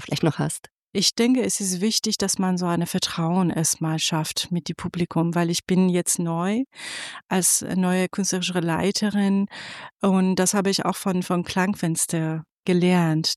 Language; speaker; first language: German; non-native, fluent; Persian